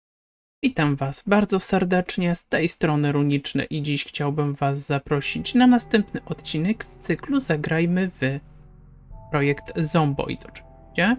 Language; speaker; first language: Polish; native; Polish